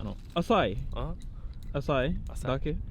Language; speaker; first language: Japanese; non-native, learner; English